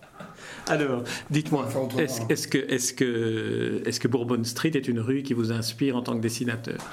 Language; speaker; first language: French; native; French